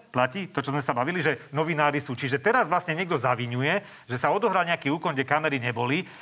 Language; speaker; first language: Slovak; native; Slovak